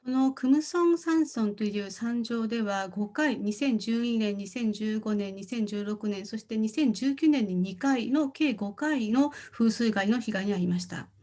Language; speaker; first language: Japanese; non-native, fluent; Korean